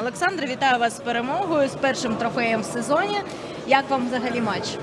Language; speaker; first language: Ukrainian; native; Ukrainian